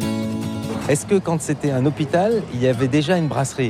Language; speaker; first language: French; native; French